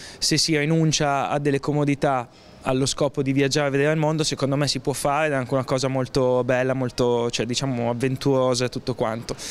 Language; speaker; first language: Italian; native; Italian